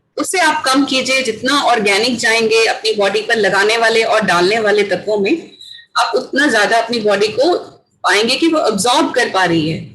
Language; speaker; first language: Hindi; native; Hindi